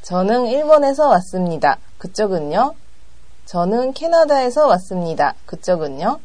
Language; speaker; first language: Korean; non-native, learner; Japanese